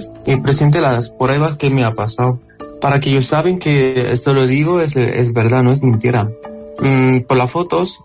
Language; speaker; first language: Spanish; non-native, learner; Arabic